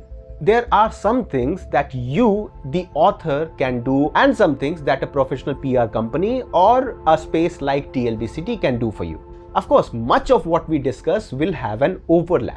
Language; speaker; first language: English; non-native, local second language; Hindi